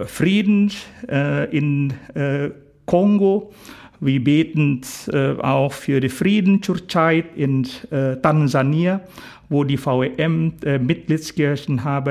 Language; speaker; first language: German; non-native, fluent; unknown